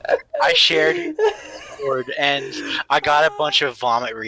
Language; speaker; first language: English; native; English